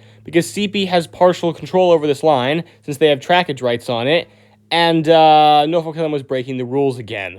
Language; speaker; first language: English; native; English